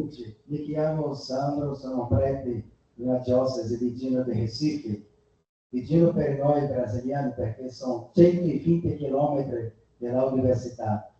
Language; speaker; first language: Italian; non-native, fluent; Portuguese